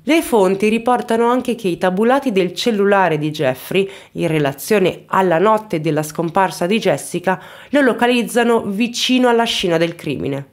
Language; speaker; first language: Italian; native; Italian